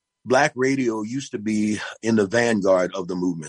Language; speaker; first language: English; native; English